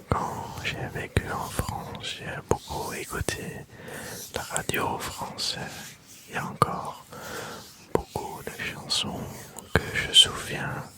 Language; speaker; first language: French; early bilingual, other home language; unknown